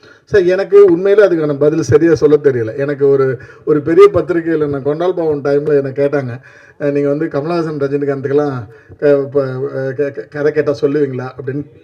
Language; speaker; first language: Tamil; native; Tamil